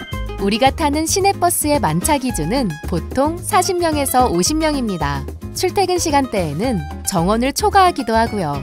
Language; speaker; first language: Korean; native; Korean